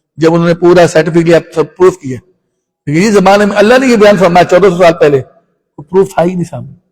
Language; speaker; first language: Urdu; non-native, local second language; Punjabi